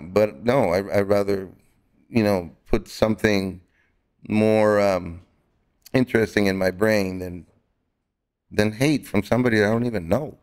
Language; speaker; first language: English; non-native, fluent; Spanish